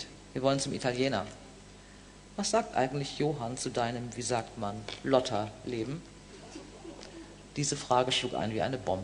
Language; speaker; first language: German; native; German